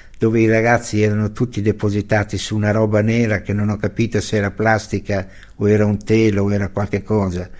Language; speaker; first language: Italian; native; Italian